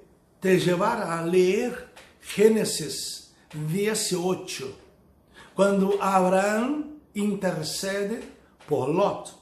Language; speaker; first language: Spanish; non-native, fluent; Portuguese